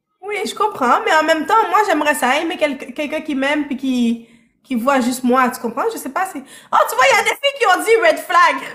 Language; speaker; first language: French; early bilingual, other home language; Haitian Creole